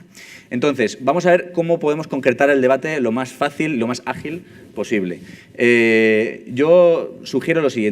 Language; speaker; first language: Spanish; native; Spanish